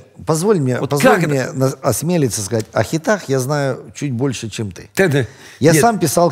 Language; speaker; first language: Russian; native; Russian